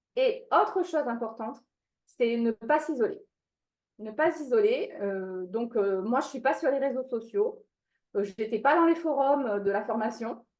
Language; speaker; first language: French; non-native, fluent; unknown